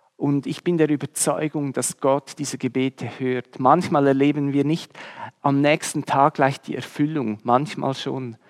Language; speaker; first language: German; native; German